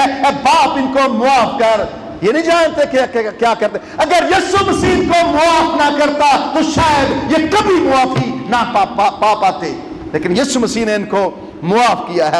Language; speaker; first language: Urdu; non-native, local second language; Punjabi